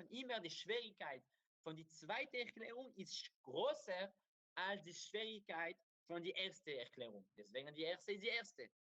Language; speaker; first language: German; non-native, learner; Hebrew